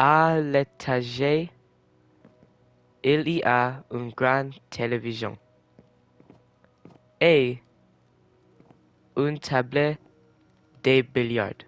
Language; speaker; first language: French; non-native, learner; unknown